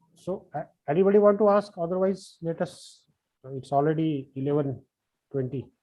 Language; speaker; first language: English; non-native, local second language; Marathi